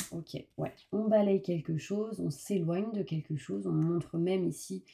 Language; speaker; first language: French; native; French